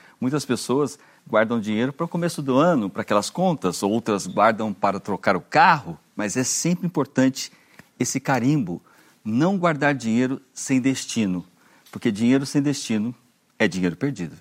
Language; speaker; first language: Portuguese; native; Portuguese